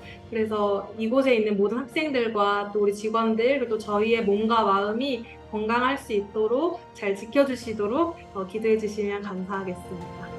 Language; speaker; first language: Korean; native; Korean